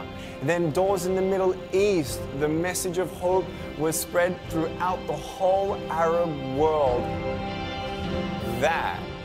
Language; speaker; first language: English; native; English